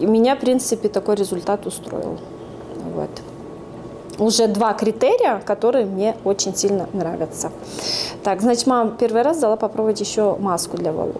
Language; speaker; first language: Russian; native; Russian